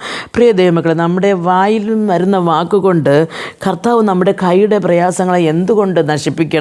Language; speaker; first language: Malayalam; native; Malayalam